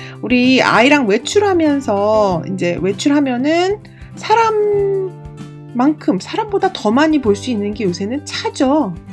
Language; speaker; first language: Korean; native; Korean